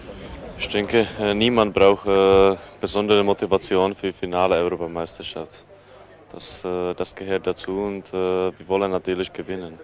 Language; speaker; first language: German; non-native, fluent; Czech